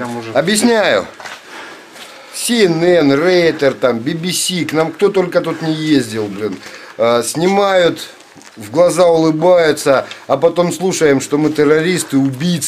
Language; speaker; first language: Russian; native; Russian